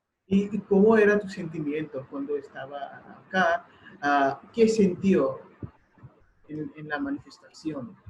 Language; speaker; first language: Spanish; non-native, learner; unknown